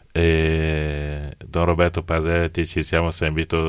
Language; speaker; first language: Italian; non-native, fluent; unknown